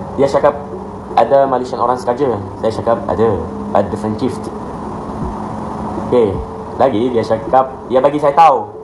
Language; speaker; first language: Malay; non-native, learner; Arabic